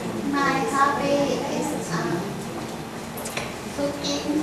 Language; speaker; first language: English; non-native, learner; Thai